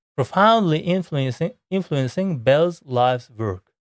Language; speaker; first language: English; non-native, fluent; Turkish